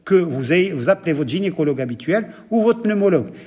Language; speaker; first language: French; non-native, local second language; Arabic